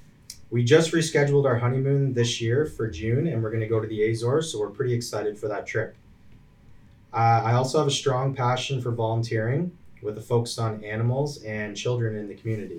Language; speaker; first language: English; native; English